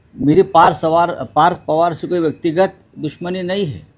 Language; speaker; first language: Hindi; non-native, local second language; Marathi